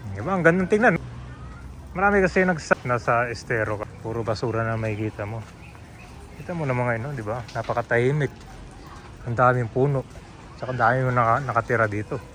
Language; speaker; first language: Filipino; native; Filipino